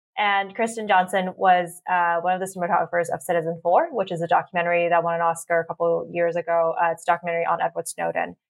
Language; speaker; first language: English; early bilingual, other home language; Cantonese